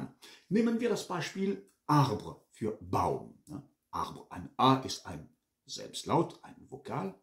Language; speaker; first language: German; non-native, fluent; French